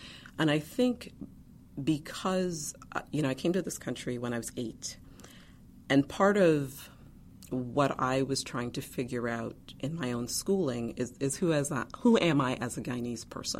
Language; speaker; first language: English; early bilingual, other home language; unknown